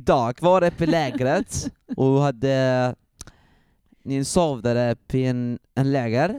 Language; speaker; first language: Swedish; early bilingual, other home language; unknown